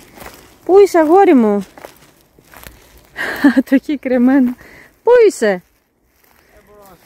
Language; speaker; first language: Greek; native; Greek